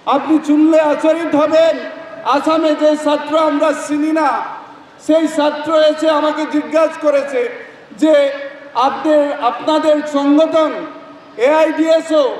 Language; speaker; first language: Bangla; non-native, learner; Assamese